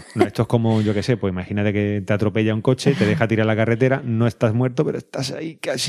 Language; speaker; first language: Spanish; native; Spanish